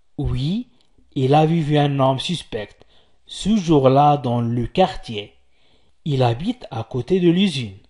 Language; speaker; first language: French; non-native, local second language; Arabic